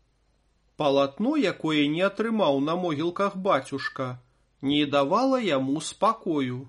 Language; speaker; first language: Belarusian; native; Belarusian